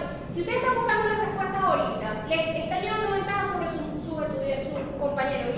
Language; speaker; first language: Spanish; native; Spanish